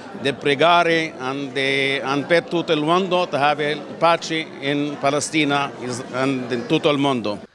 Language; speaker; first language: Italian; non-native, learner; Arabic